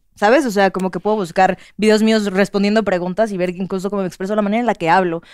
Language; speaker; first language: Spanish; native; Spanish